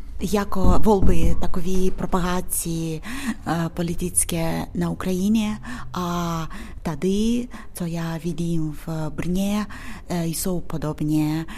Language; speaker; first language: Czech; non-native, learner; Ukrainian